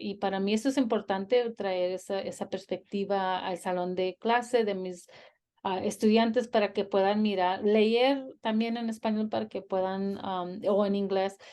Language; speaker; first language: Spanish; early bilingual, heritage; Spanish